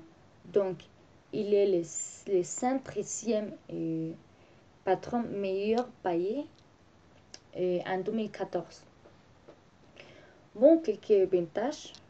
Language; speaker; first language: French; non-native, learner; Spanish